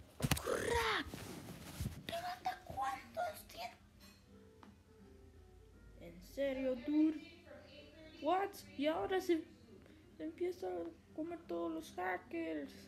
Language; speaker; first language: Spanish; early bilingual, other home language; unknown